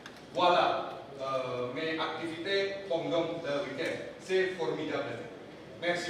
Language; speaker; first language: French; non-native, learner; Indonesian